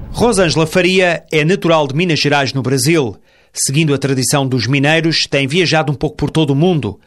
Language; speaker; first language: Portuguese; native; Portuguese